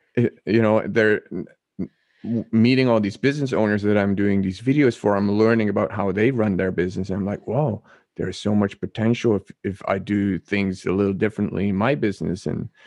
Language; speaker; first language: English; non-native, fluent; Dutch